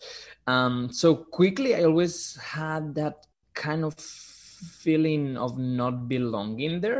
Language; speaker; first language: English; non-native, fluent; Spanish